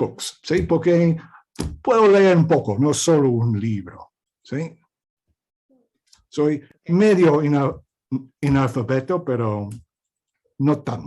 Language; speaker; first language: Spanish; non-native, fluent; English